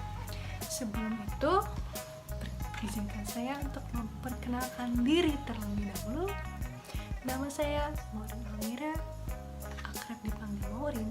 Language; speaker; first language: Indonesian; native; Indonesian